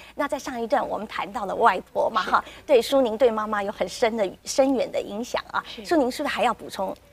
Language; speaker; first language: Chinese; native; Chinese